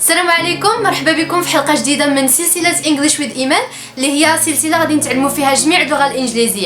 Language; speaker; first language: Arabic; native; Arabic